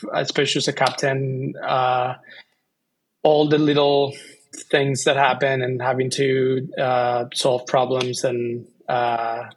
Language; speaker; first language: English; non-native, fluent; Spanish